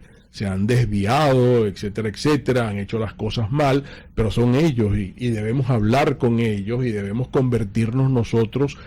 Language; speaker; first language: Spanish; native; Spanish